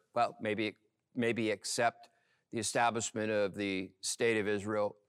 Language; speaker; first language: English; native; English